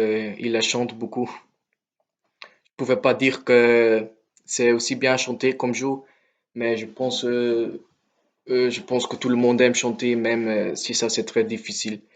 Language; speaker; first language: French; non-native, local second language; Dutch